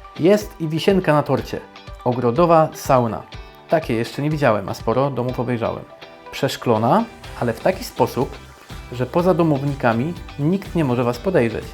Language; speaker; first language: Polish; native; Polish